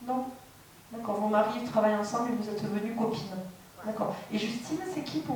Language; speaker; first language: French; native; French